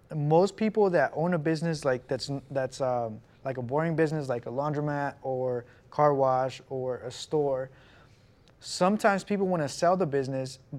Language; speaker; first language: English; non-native, fluent; Spanish